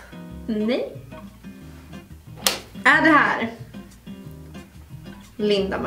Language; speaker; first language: Swedish; native; Swedish